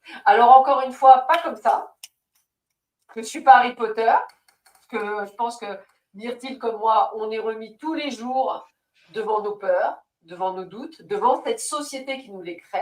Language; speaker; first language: French; native; French